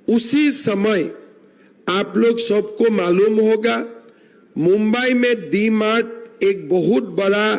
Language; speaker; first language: Hindi; non-native, local second language; Assamese